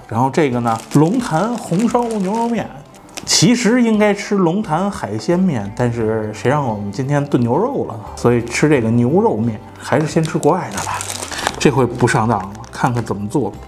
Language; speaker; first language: Chinese; native; Chinese